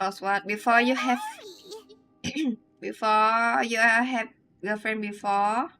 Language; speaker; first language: English; non-native, learner; Vietnamese